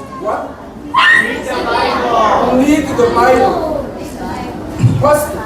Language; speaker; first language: English; non-native, learner; Korean